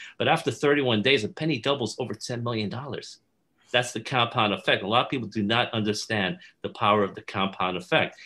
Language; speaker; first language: English; native; English